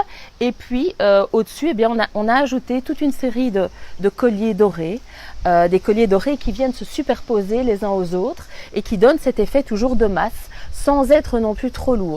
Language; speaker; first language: French; native; French